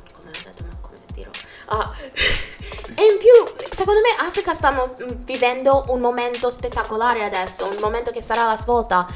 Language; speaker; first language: Italian; non-native, fluent; Jamaican Creole English